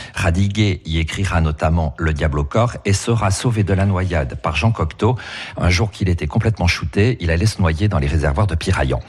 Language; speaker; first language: French; native; French